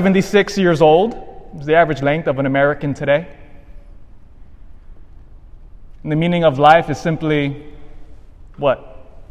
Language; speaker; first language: English; native; English